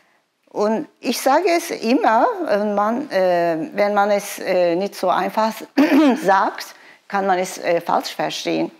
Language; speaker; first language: German; non-native, fluent; Turkish